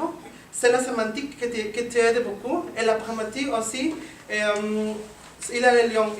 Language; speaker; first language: French; non-native, learner; Spanish